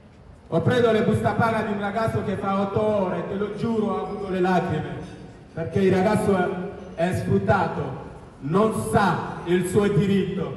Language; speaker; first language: Italian; non-native, learner; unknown